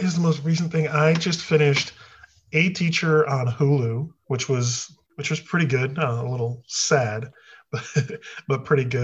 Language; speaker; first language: English; native; English